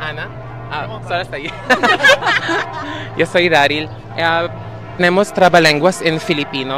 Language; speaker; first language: Spanish; non-native, fluent; Filipino